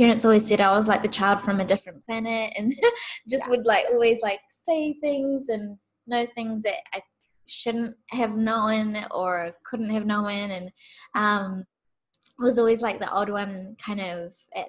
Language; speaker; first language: English; native; English